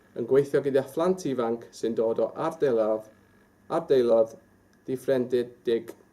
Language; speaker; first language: Welsh; non-native, local second language; English